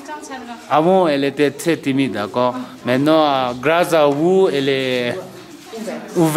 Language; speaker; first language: French; non-native, learner; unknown